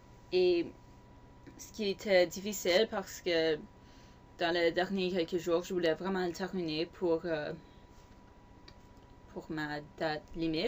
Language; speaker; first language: French; non-native, local second language; English